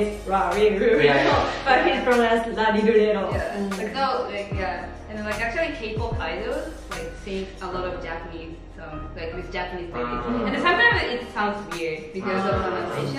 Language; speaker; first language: English; non-native, fluent; Japanese